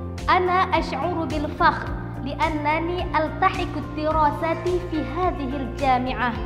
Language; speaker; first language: Arabic; non-native, learner; Indonesian